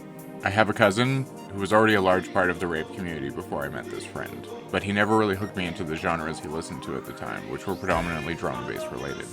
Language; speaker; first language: English; native; English